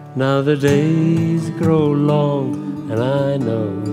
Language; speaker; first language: English; native; English